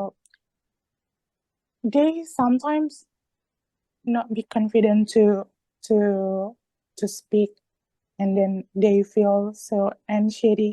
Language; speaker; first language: English; non-native, learner; Indonesian